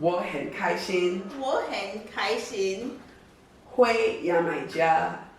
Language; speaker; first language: Chinese; non-native, learner; English